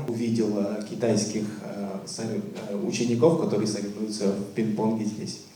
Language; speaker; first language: Russian; native; Russian